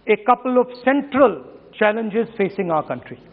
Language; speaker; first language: English; non-native, local second language; Hindi